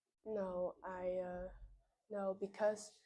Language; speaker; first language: English; non-native, learner; Vietnamese